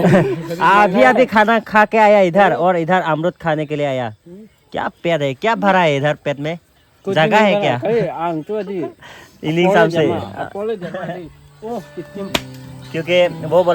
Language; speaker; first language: Hindi; non-native, local second language; Karbi